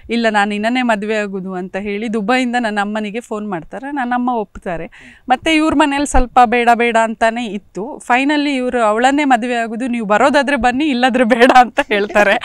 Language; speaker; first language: Kannada; native; Kannada